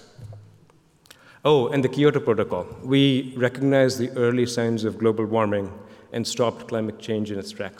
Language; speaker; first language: English; non-native, local second language; Bangla